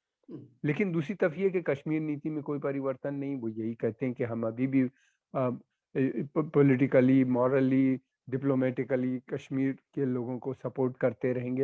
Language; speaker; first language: Hindi; native; Hindi